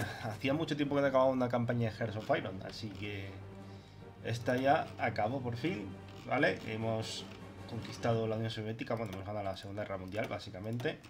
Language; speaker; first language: Spanish; native; Spanish